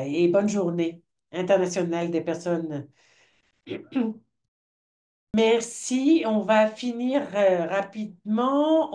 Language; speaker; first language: French; non-native, fluent; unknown